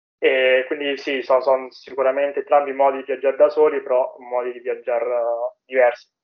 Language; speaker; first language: Italian; native; Italian